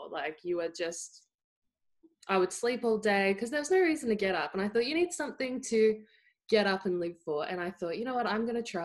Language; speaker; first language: English; native; English